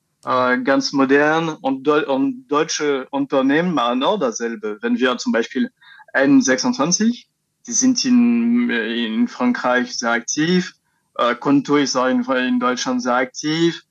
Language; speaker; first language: German; non-native, learner; French